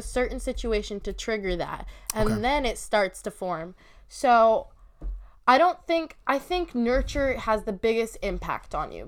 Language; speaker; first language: English; native; English